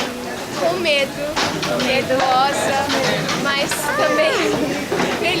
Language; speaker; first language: Portuguese; non-native, local second language; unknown